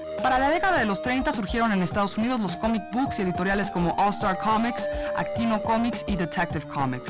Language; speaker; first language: Spanish; native; Spanish